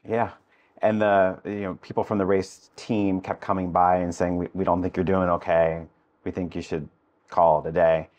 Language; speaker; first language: English; native; English